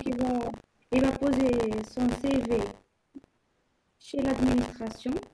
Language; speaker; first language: French; non-native, local second language; Arabic